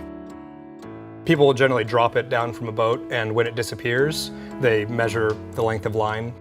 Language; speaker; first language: English; native; English